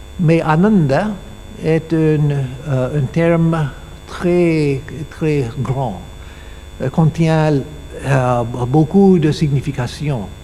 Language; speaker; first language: French; non-native, learner; English